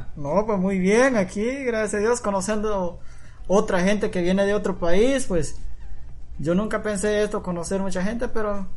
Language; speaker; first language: Spanish; non-native, local second language; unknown